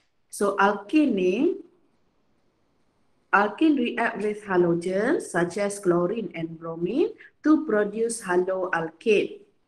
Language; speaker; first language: English; non-native, local second language; Malay